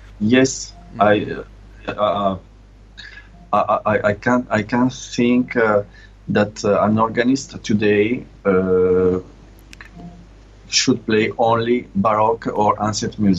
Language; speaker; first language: English; non-native, learner; Italian